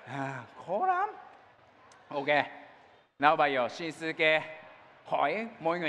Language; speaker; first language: Vietnamese; non-native, learner; Japanese